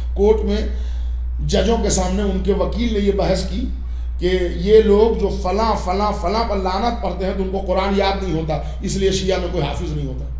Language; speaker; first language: Urdu; native; Urdu